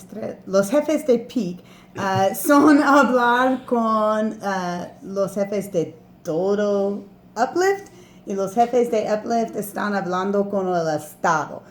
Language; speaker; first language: Spanish; non-native, learner; English